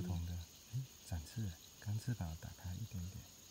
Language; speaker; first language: Chinese; native; Chinese